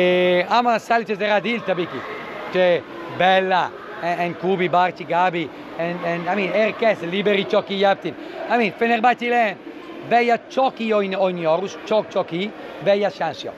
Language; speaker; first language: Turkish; non-native, learner; Italian